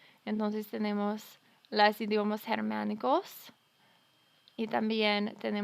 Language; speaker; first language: Spanish; non-native, fluent; English